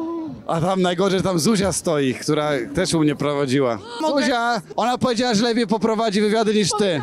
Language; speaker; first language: Polish; native; Polish